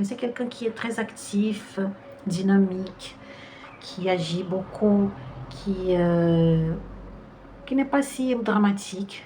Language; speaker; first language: French; non-native, fluent; Portuguese